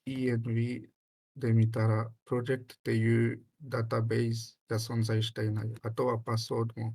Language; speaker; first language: Japanese; non-native, learner; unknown